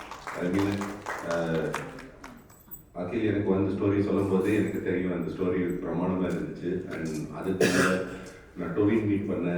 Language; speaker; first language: Tamil; non-native, fluent; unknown